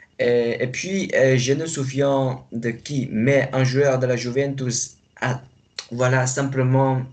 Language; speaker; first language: French; non-native, fluent; Chinese